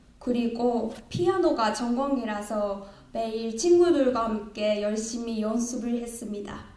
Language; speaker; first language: Korean; non-native, learner; Japanese